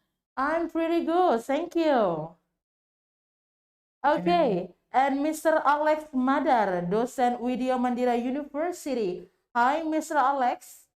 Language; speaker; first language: English; non-native, fluent; Indonesian